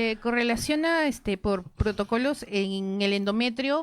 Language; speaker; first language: Spanish; native; Spanish